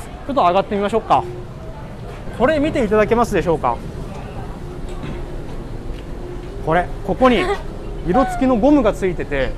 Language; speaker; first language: Japanese; native; Japanese